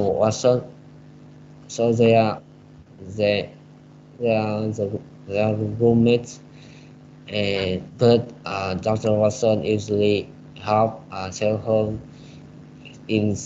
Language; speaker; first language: English; non-native, learner; Vietnamese